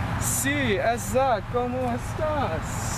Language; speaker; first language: Spanish; non-native, learner; English